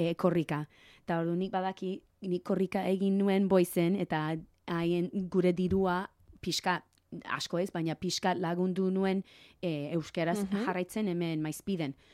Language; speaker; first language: Basque; non-native, learner; English